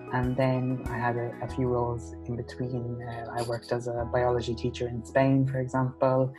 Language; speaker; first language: English; native; English